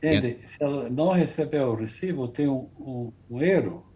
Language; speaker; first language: Portuguese; non-native, fluent; English